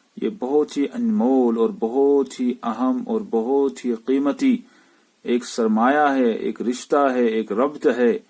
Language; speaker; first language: Urdu; non-native, local second language; Kashmiri